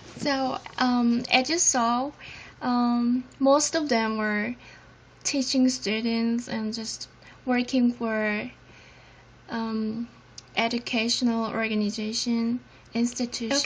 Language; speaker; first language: English; non-native, fluent; Korean